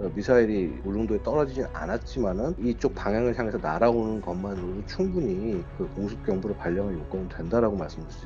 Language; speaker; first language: Korean; native; Korean